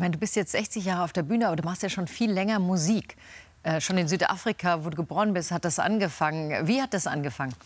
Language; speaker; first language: German; native; German